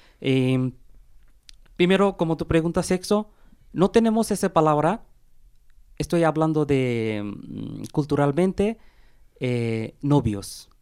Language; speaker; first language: Spanish; non-native, learner; Bangla